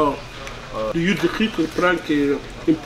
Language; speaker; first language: Swedish; non-native, learner; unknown